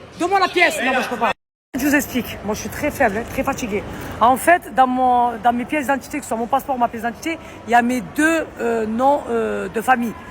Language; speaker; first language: French; native; French